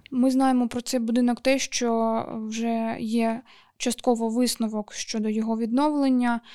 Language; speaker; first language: Ukrainian; native; Ukrainian